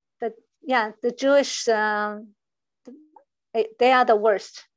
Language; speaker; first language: English; non-native, learner; Chinese